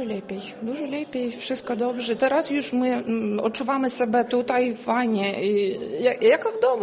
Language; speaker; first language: Polish; non-native, learner; Ukrainian